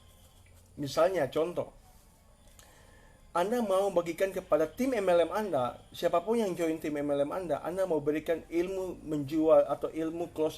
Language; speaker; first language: Indonesian; native; Indonesian